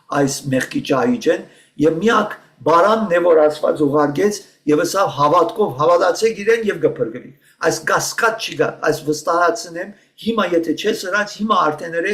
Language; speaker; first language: Armenian; early bilingual, heritage; Armenian